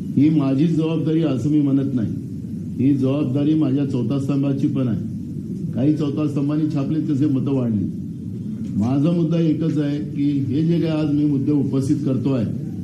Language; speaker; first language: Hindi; non-native, local second language; Marathi